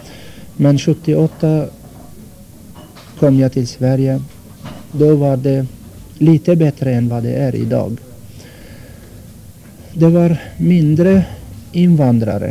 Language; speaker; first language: Swedish; non-native, fluent; Armenian